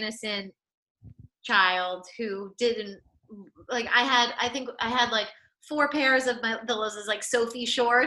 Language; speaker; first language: English; native; English